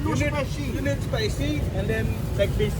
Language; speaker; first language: English; non-native, learner; Indonesian